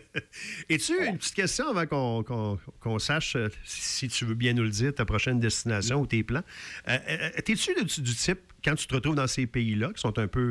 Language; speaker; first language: French; native; French